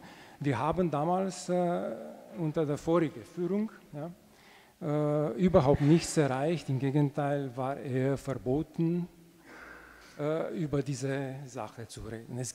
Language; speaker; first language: German; non-native, fluent; Romanian